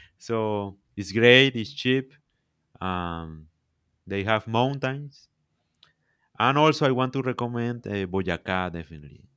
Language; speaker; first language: English; non-native, learner; Spanish